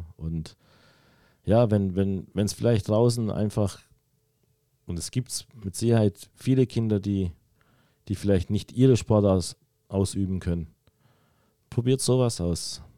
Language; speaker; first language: German; early bilingual, other home language; Hungarian